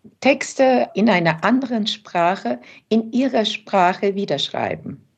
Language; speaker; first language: German; early bilingual, other home language; Turkish